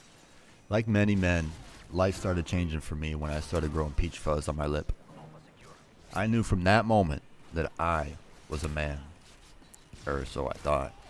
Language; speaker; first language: English; native; English